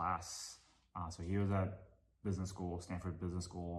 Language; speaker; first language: English; non-native, local second language; Cantonese